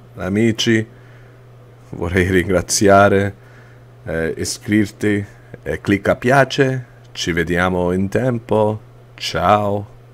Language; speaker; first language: Italian; early bilingual, heritage; Italian